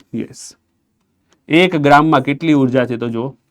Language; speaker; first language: Hindi; non-native, local second language; Gujarati